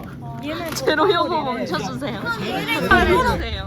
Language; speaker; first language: Korean; native; Korean